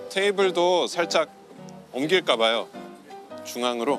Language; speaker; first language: Korean; early bilingual, heritage; Korean